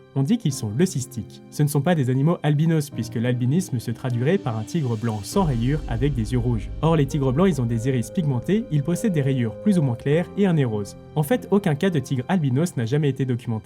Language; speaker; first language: French; native; French